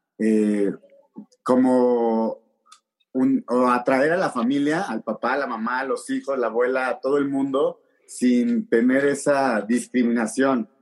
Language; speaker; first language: Spanish; native; Spanish